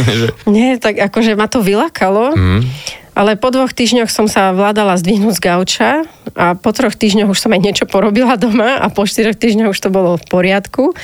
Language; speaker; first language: Slovak; native; Slovak